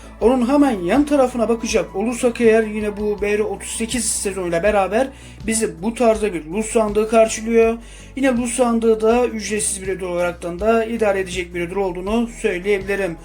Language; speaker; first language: Turkish; native; Turkish